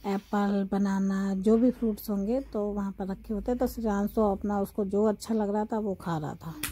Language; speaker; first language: Hindi; native; Hindi